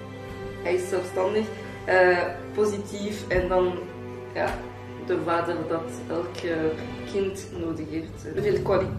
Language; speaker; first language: Dutch; non-native, local second language; French